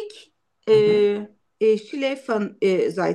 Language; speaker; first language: German; non-native, learner; Turkish